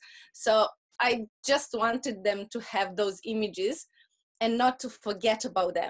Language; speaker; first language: English; non-native, fluent; Russian